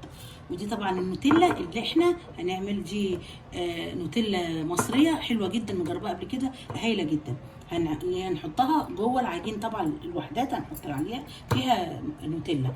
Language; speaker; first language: Arabic; native; Arabic